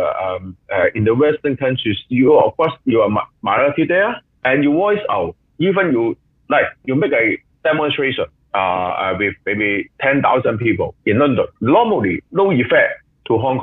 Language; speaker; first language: English; non-native, local second language; Cantonese